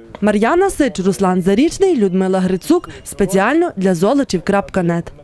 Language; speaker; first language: Ukrainian; native; Ukrainian